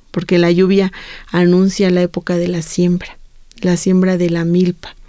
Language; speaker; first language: Spanish; non-native, local second language; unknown